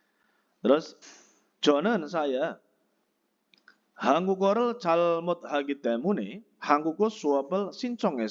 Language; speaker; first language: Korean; non-native, fluent; Indonesian